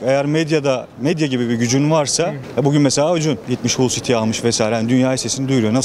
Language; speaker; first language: Turkish; native; Turkish